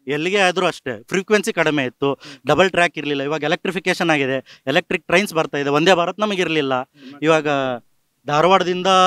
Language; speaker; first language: Kannada; native; Kannada